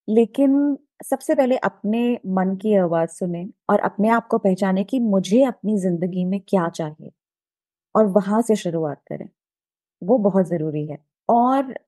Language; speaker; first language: Hindi; native; Hindi